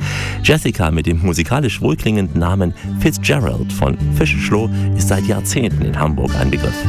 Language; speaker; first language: German; native; German